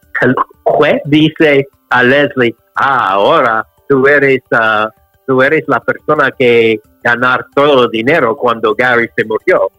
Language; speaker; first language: Spanish; non-native, learner; English